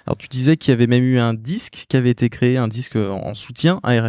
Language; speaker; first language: French; native; French